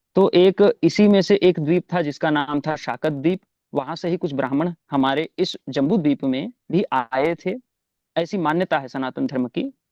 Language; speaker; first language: Hindi; native; Hindi